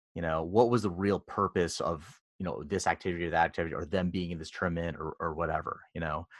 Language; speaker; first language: English; early bilingual, other home language; Filipino